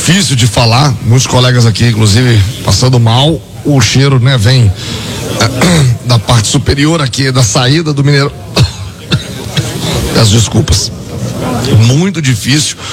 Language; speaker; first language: Portuguese; native; Portuguese